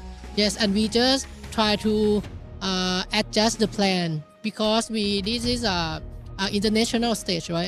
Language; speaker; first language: English; non-native, learner; Thai